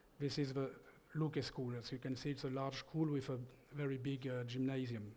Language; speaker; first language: English; non-native, fluent; French